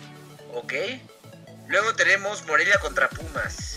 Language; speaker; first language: Spanish; native; Spanish